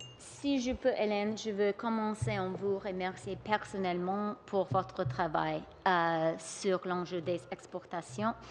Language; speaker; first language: French; non-native, local second language; English